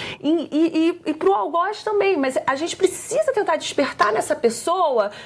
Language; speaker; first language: Portuguese; native; Portuguese